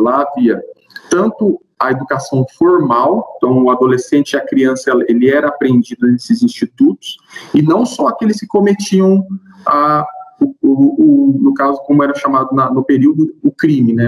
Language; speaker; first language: Portuguese; native; Portuguese